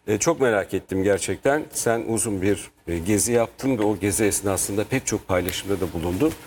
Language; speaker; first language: Turkish; native; Turkish